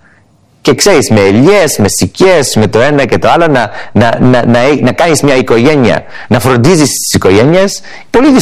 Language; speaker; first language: Greek; early bilingual, heritage; English